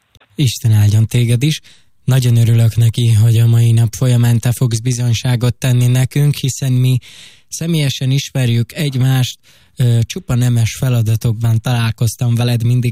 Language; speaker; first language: Hungarian; native; Hungarian